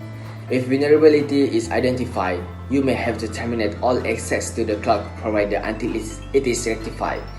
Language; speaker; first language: English; non-native, local second language; Malay